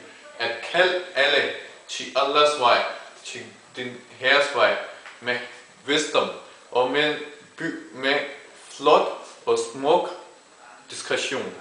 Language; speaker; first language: Danish; non-native, fluent; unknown